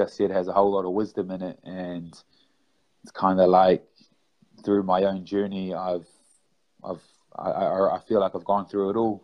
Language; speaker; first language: English; native; English